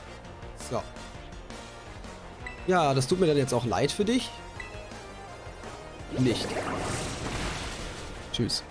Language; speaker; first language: German; native; German